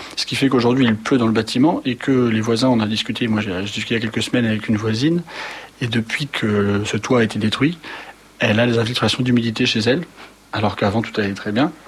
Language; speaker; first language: French; native; French